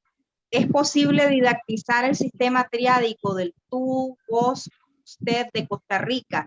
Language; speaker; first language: Spanish; native; Spanish